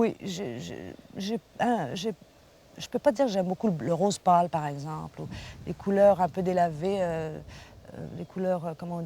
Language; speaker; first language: French; native; French